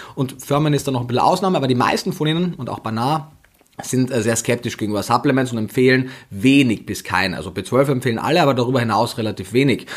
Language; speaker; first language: German; native; German